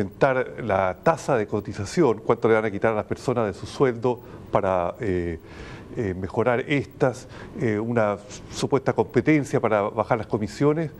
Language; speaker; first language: Spanish; native; Spanish